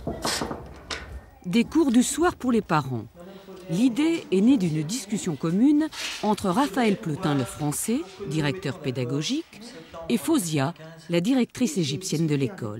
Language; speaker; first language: French; native; French